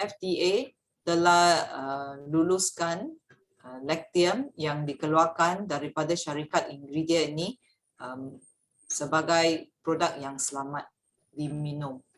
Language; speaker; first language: Malay; native; Malay